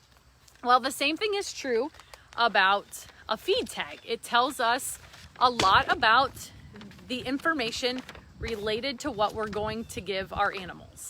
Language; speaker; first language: English; native; English